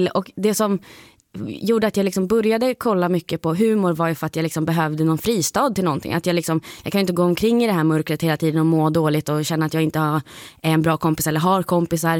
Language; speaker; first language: Swedish; native; Swedish